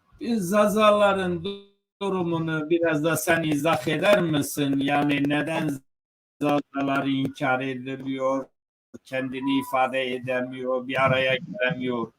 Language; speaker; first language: Turkish; non-native, local second language; Zaza